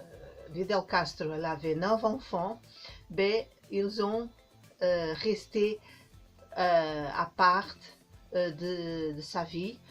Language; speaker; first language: French; non-native, learner; Portuguese